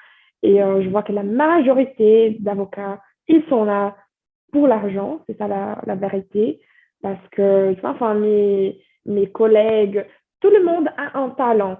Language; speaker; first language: French; non-native, fluent; Portuguese